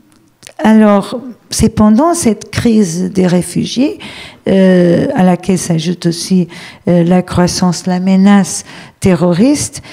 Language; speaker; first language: French; non-native, fluent; Portuguese